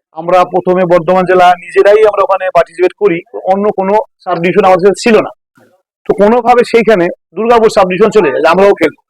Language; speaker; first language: Bangla; native; Bangla